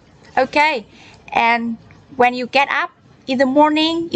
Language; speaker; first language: English; non-native, learner; Vietnamese